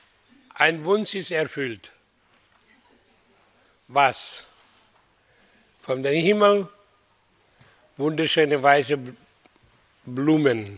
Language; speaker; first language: German; non-native, learner; Hindi